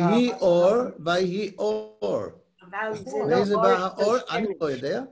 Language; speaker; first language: Hebrew; non-native, learner; English